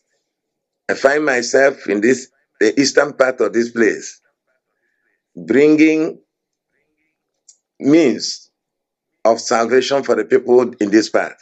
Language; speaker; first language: English; non-native, local second language; Igbo